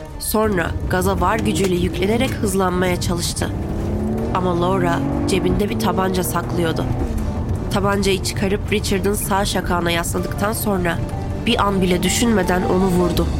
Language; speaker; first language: Turkish; native; Turkish